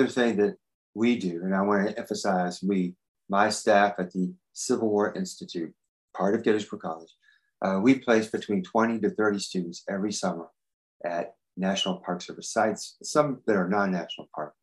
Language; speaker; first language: English; native; English